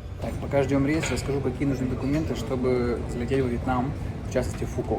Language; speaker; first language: Russian; native; Russian